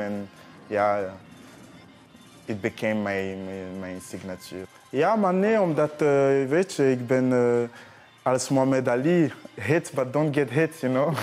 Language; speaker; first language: Dutch; non-native, learner; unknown